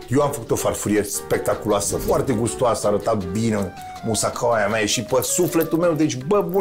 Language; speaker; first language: Romanian; native; Romanian